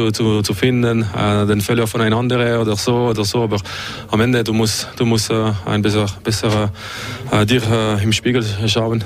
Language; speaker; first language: German; non-native, fluent; French